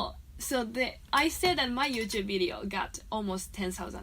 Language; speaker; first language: English; non-native, fluent; Japanese